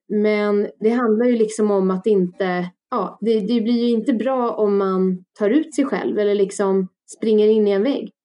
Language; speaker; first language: Swedish; early bilingual, other home language; Russian